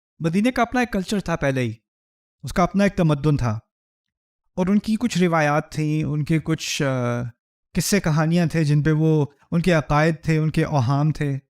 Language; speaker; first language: Urdu; early bilingual, heritage; Urdu